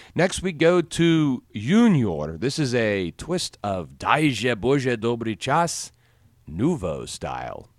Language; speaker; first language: English; native; English